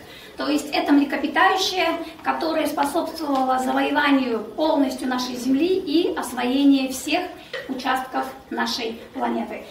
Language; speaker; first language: Russian; native; Russian